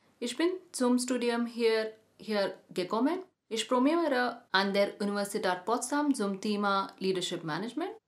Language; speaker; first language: German; non-native, learner; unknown